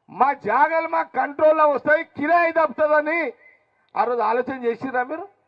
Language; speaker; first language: Telugu; native; Telugu